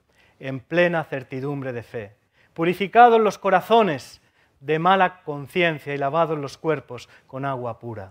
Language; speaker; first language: Spanish; native; Spanish